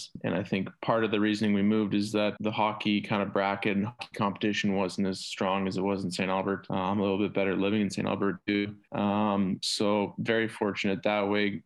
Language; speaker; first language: English; native; English